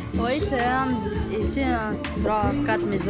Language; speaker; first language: French; non-native, learner; Romanian